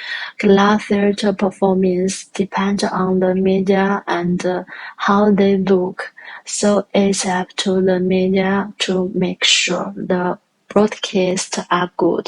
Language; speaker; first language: English; non-native, learner; Chinese